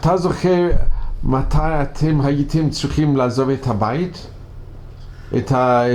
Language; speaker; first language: Hebrew; non-native, fluent; English